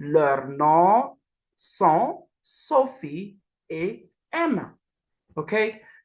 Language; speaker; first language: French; non-native, learner; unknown